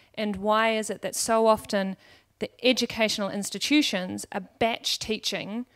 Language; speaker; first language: English; native; English